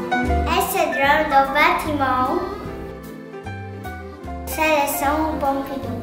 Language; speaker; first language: French; non-native, learner; Polish